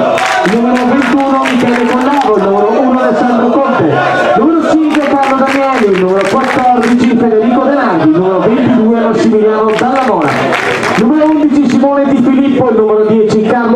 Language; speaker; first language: Italian; native; Italian